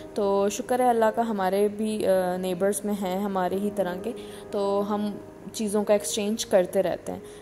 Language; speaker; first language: Urdu; native; Urdu